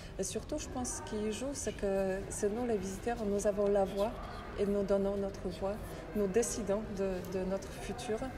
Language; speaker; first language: French; non-native, fluent; Polish